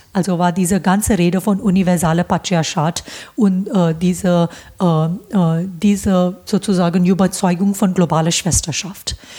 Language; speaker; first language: German; non-native, fluent; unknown